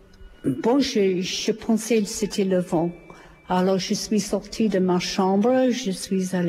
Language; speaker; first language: French; non-native, fluent; English